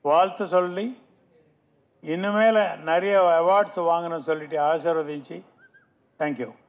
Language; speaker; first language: Tamil; non-native, local second language; Telugu